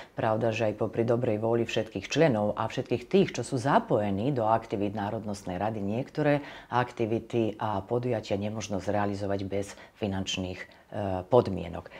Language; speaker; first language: Slovak; native; Slovak